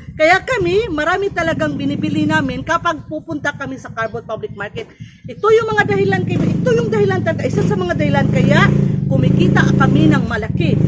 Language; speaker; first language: Filipino; non-native, local second language; Cebuano